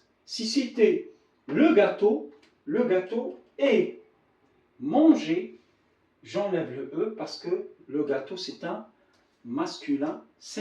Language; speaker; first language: French; non-native, local second language; Arabic